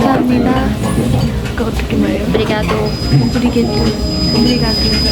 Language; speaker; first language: Korean; non-native, learner; Portuguese